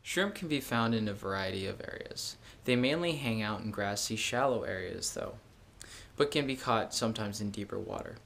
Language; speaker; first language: English; native; English